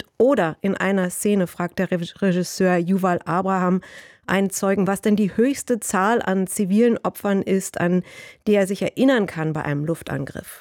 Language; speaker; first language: German; native; German